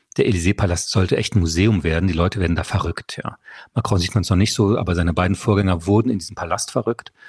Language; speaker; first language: German; early bilingual, other home language; French